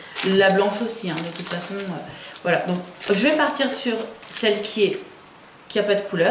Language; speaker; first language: French; native; French